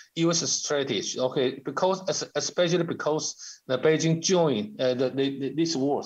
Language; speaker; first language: English; non-native, learner; Chinese